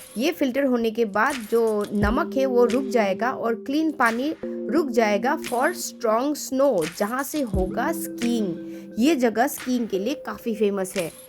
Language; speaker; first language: Hindi; non-native, local second language; Assamese